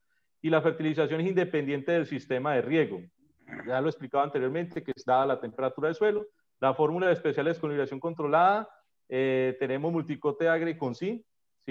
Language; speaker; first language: Spanish; native; Spanish